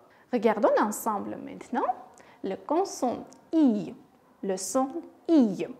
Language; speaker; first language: French; non-native, fluent; Armenian